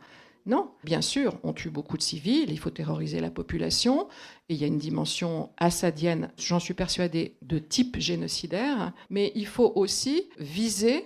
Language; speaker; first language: French; native; French